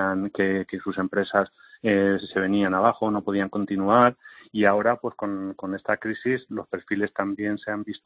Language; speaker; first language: Spanish; native; Spanish